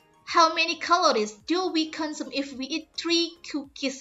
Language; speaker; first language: English; non-native, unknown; Indonesian